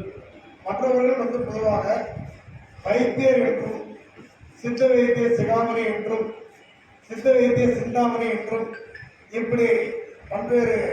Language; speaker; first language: Tamil; native; Tamil